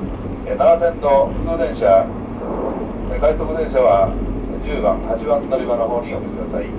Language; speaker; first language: Japanese; native; Japanese